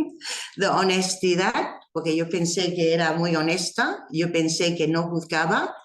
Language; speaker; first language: Spanish; non-native, fluent; English